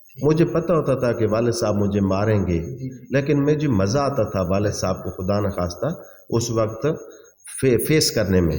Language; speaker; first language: Urdu; non-native, local second language; Saraiki